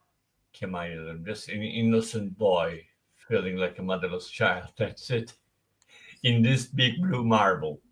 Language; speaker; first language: English; non-native, fluent; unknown